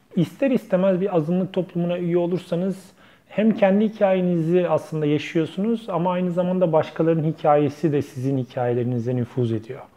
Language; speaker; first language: Turkish; native; Turkish